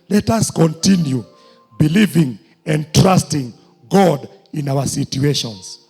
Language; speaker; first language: English; non-native, local second language; Swahili